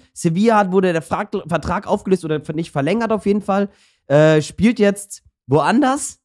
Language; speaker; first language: German; early bilingual, other home language; Turkish